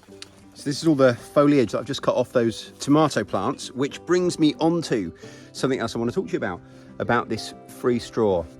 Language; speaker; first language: English; native; English